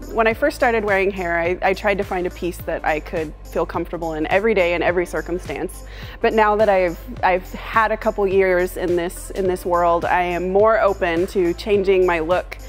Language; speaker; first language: English; native; English